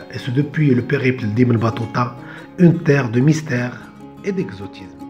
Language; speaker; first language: French; non-native, local second language; Arabic